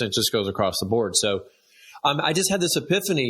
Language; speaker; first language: English; native; English